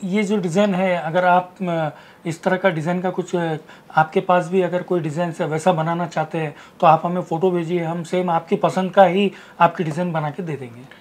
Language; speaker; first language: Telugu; early bilingual, other home language; Hindi